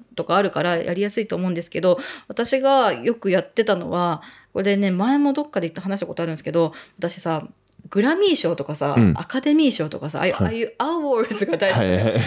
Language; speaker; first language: Japanese; native; Japanese